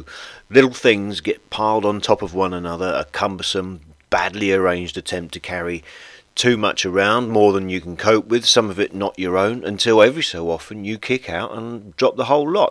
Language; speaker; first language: English; native; English